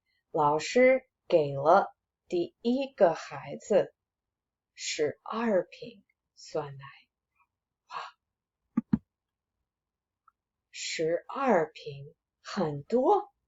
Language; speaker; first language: Chinese; non-native, fluent; English